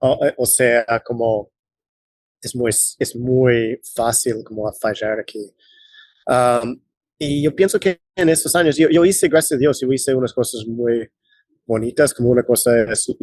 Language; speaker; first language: Spanish; non-native, fluent; English